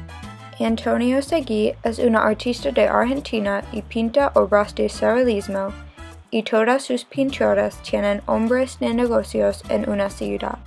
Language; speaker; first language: Spanish; non-native, learner; English